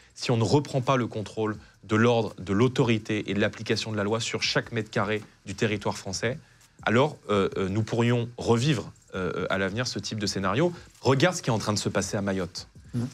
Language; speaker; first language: French; native; French